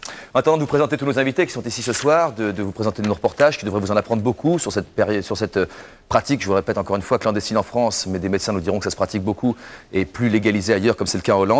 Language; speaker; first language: French; native; French